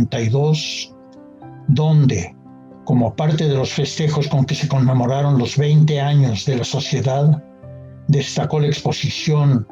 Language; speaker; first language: Spanish; native; Spanish